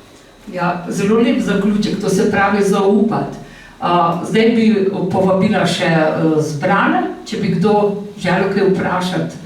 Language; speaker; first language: Slovenian; native; Slovenian